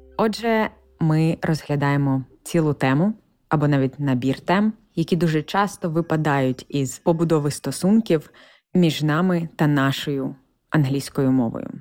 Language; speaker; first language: Ukrainian; native; Ukrainian